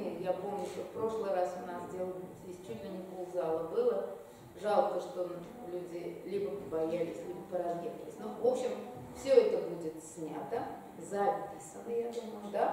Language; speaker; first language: Russian; native; Russian